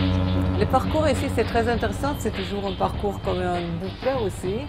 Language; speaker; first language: French; non-native, fluent; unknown